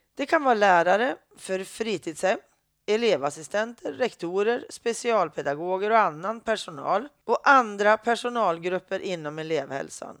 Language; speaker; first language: Swedish; native; Swedish